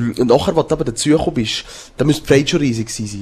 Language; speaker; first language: German; native; German